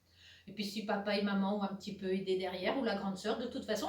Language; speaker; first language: French; native; French